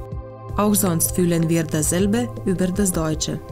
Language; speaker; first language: German; non-native, fluent; Lithuanian